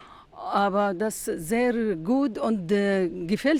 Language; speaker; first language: German; non-native, learner; Arabic